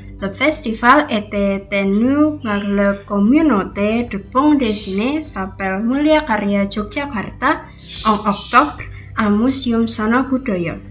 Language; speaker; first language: French; non-native, learner; Indonesian